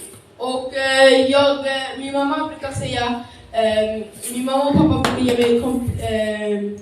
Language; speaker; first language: Swedish; early bilingual, other home language; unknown